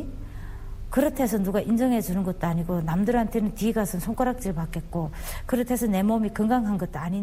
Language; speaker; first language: Korean; native; Korean